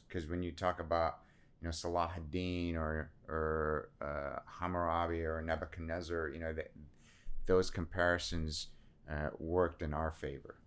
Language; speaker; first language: English; early bilingual, other home language; Assyrian Neo-Aramaic